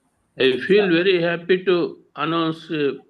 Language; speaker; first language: English; non-native, learner; Telugu